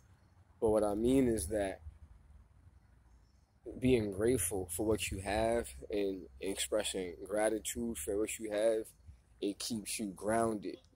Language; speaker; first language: English; native; English